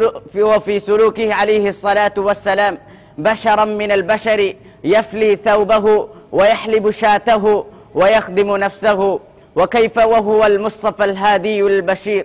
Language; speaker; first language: Arabic; non-native, learner; Urdu